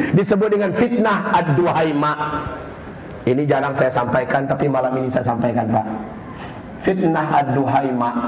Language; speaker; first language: Indonesian; non-native, local second language; Minangkabau